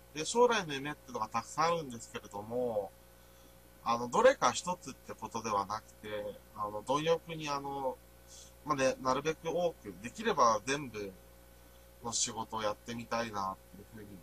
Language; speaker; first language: Japanese; native; Japanese